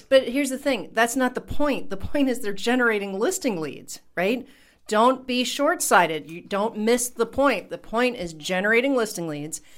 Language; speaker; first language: English; native; English